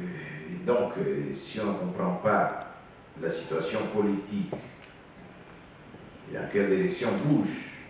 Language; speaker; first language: French; non-native, fluent; Italian